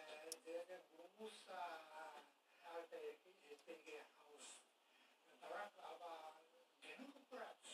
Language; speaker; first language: German; non-native, learner; Japanese